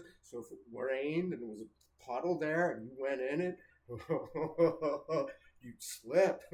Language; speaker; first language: English; native; English